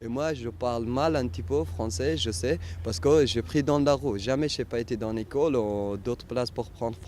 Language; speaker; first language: French; non-native, learner; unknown